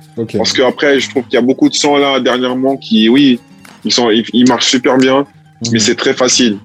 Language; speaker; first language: French; early bilingual, heritage; Italian